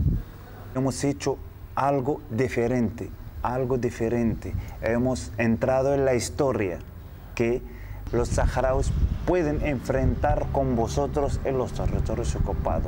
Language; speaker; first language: Spanish; non-native, learner; Arabic